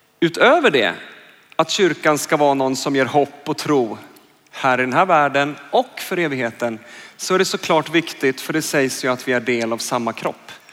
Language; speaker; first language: Swedish; native; Swedish